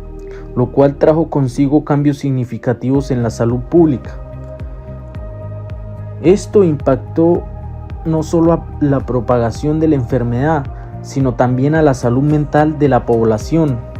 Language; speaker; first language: Spanish; native; Spanish